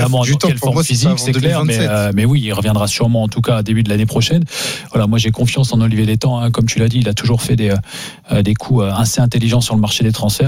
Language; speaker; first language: French; native; French